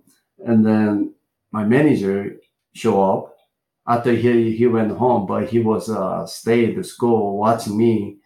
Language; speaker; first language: English; non-native, learner; Korean